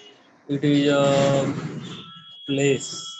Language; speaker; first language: English; non-native, learner; Hindi